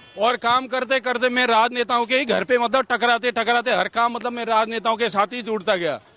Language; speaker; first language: Hindi; non-native, local second language; Assamese